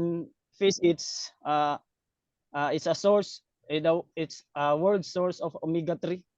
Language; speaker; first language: English; non-native, learner; Cebuano